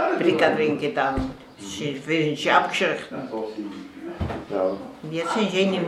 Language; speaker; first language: German; early bilingual, heritage; German